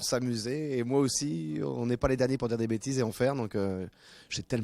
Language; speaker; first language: French; native; French